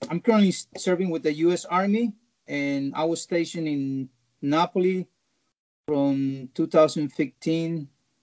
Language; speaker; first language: English; non-native, fluent; Spanish